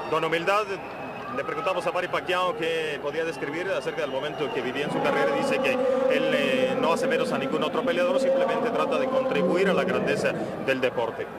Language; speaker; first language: Spanish; native; Spanish